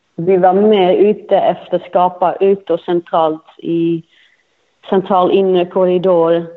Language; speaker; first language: Swedish; non-native, fluent; Dutch